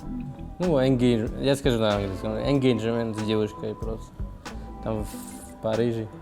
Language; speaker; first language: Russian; non-native, learner; Slovak